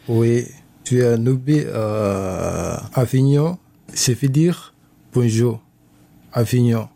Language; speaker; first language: French; non-native, learner; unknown